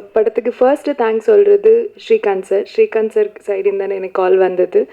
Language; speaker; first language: Tamil; non-native, local second language; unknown